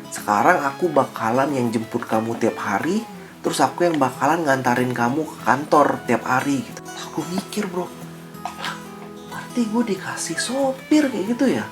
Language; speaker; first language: Indonesian; native; Indonesian